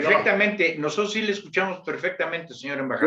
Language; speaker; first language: Spanish; native; Spanish